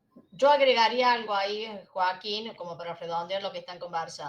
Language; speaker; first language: Spanish; native; Spanish